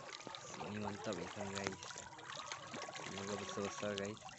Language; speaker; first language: Indonesian; non-native, fluent; Bangla